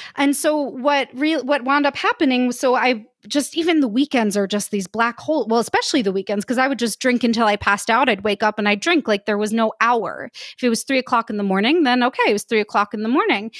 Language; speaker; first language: English; native; English